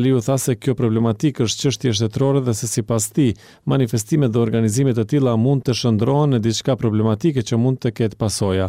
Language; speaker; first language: Albanian; native; Albanian